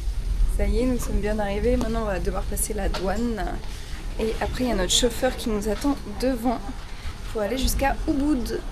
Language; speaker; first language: French; native; French